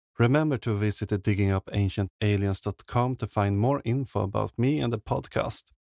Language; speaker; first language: English; non-native, fluent; Swedish